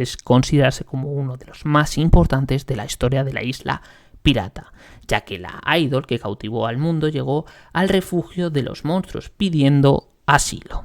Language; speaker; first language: Spanish; native; Spanish